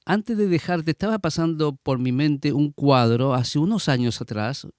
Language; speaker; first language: Spanish; native; Spanish